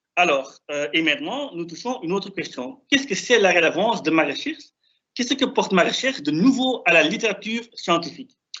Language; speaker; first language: French; non-native, fluent; German